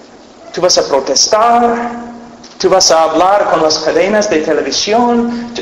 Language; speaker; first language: Spanish; non-native, fluent; English